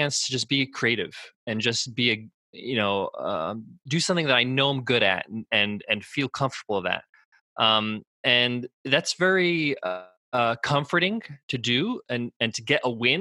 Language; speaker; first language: English; native; English